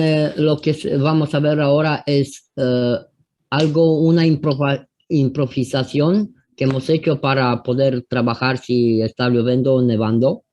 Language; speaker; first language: Spanish; non-native, fluent; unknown